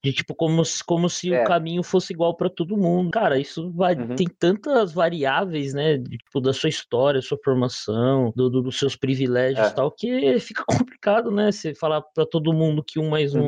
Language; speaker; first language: Portuguese; native; Portuguese